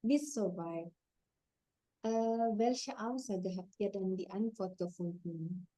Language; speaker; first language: German; non-native, fluent; Indonesian